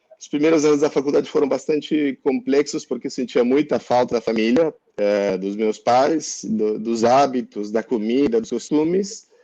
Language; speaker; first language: Portuguese; non-native, fluent; Spanish